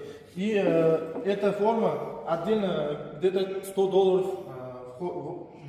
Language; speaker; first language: Russian; non-native, learner; Uzbek